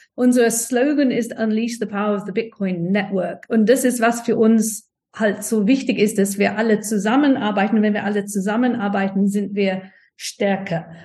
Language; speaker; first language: German; non-native, fluent; English